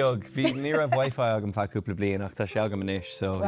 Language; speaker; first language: Irish; non-native, local second language; English